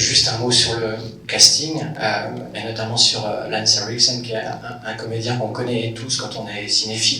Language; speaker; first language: French; native; French